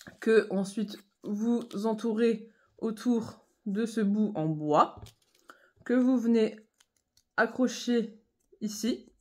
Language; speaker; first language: French; native; French